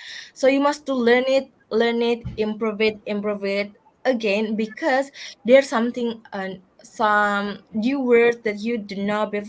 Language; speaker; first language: English; non-native, learner; Indonesian